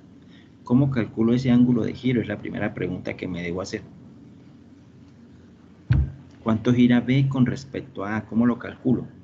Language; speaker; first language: Spanish; native; Spanish